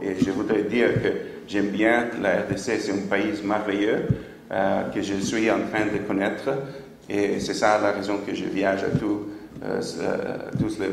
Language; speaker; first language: French; non-native, fluent; English